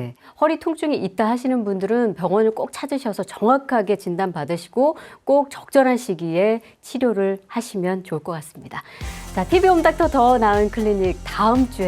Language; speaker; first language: Korean; native; Korean